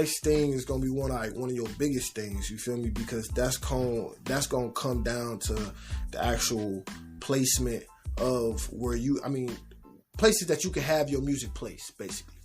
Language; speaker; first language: English; native; English